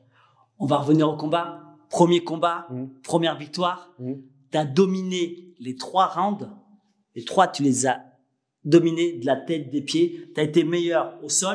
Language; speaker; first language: French; native; French